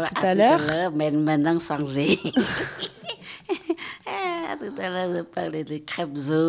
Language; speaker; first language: French; non-native, learner; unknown